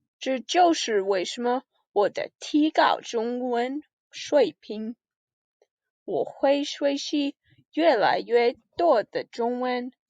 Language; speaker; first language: Chinese; non-native, learner; English